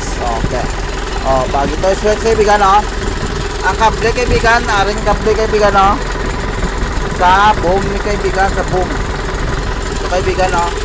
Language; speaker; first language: Filipino; non-native, local second language; Cebuano